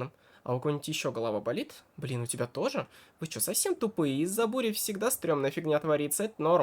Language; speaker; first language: Russian; native; Russian